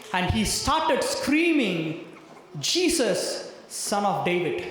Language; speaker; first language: English; non-native, local second language; Tamil